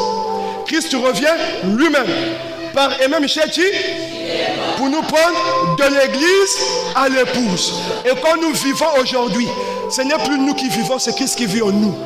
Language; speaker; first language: French; non-native, local second language; Lingala